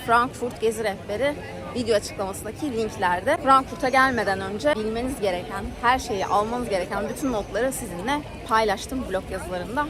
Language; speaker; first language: Turkish; native; Turkish